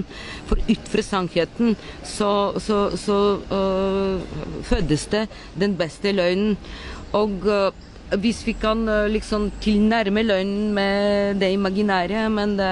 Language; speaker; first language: Norwegian; non-native, fluent; Bulgarian